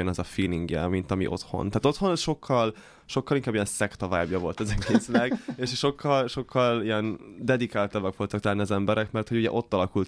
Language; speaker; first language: Hungarian; native; Hungarian